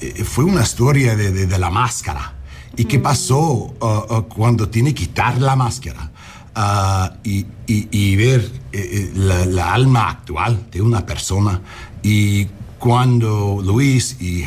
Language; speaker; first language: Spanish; early bilingual, heritage; English